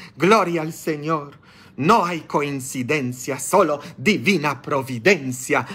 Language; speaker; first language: Spanish; non-native, fluent; Polish